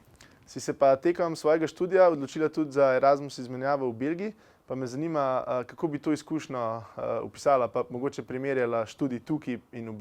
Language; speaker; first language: Slovenian; native; Slovenian